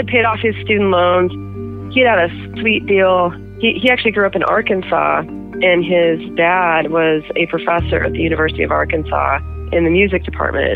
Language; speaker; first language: English; native; English